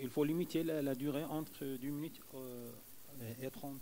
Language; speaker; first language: French; non-native, fluent; Arabic